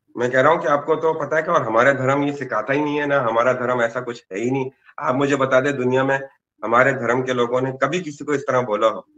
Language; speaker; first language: Hindi; native; Hindi